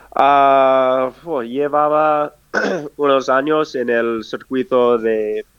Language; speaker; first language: Spanish; non-native, fluent; English